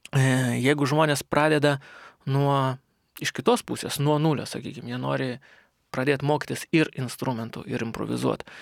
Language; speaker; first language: Lithuanian; non-native, local second language; Russian